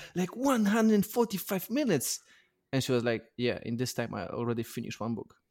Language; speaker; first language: English; non-native, learner; Polish